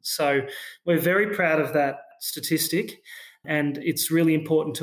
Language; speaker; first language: English; native; English